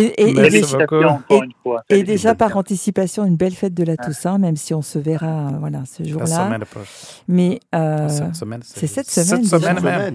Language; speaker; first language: French; native; French